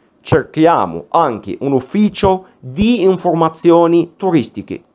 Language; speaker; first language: Italian; non-native, fluent; Arabic